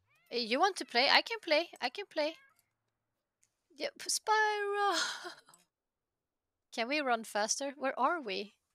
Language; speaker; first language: English; non-native, fluent; Swedish